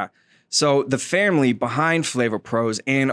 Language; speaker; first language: English; native; English